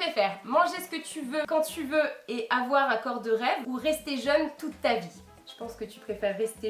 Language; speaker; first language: French; native; French